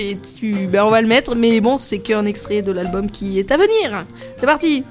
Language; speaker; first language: French; native; French